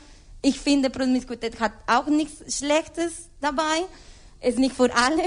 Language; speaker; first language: German; non-native, learner; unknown